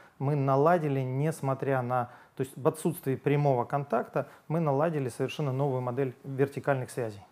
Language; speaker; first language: Russian; native; Russian